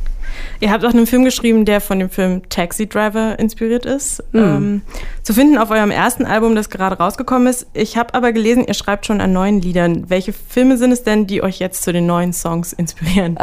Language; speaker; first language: German; native; German